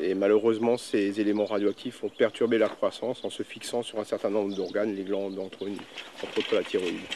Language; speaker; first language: French; native; French